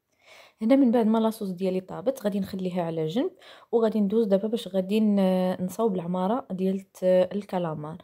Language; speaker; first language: Arabic; native; Arabic